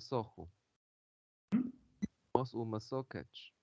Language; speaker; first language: Albanian; non-native, learner; Chinese